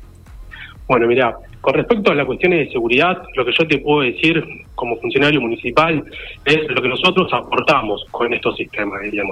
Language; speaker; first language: Spanish; native; Spanish